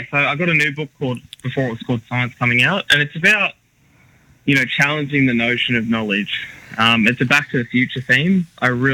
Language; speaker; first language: English; native; English